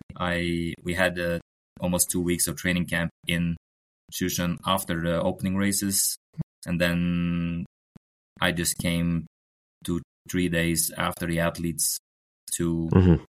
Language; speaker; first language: English; non-native, fluent; Norwegian